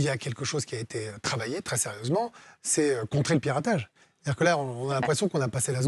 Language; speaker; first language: French; native; French